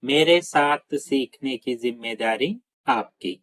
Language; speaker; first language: Hindi; non-native, local second language; Telugu